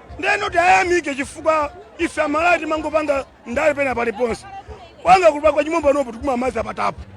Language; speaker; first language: Nyanja; non-native, local second language; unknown